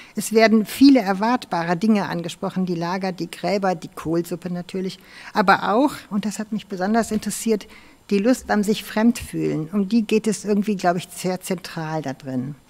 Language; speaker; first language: German; native; German